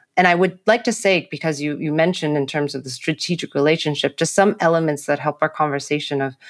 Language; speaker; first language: English; non-native, local second language; Cantonese